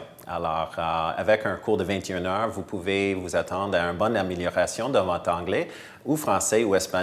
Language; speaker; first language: French; non-native, fluent; English